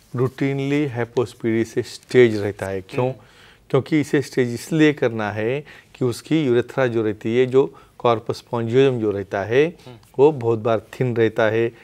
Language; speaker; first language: Hindi; non-native, local second language; Marathi